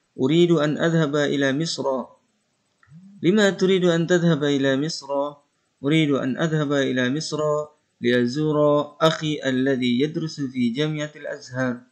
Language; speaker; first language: Arabic; non-native, fluent; Indonesian